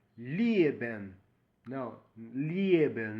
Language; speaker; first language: German; non-native, learner; Portuguese